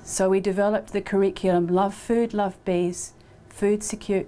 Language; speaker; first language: English; native; English